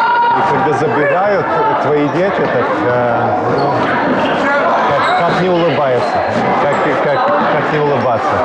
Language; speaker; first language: Russian; early bilingual, heritage; Russian